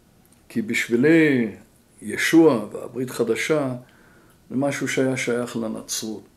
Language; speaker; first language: Hebrew; non-native, fluent; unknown